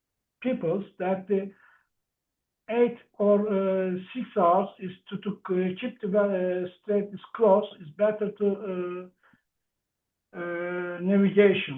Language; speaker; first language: English; non-native, learner; Turkish